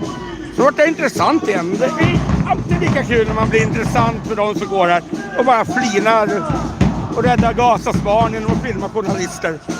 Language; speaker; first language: Swedish; native; Swedish